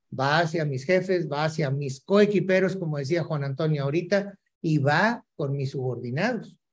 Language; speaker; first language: Spanish; native; Spanish